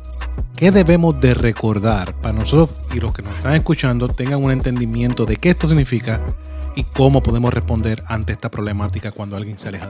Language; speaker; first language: Spanish; native; Spanish